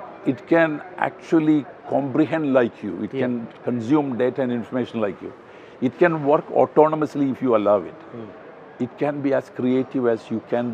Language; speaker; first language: English; non-native, local second language; Malayalam